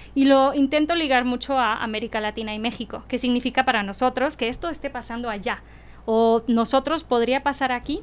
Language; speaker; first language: Spanish; early bilingual, heritage; Spanish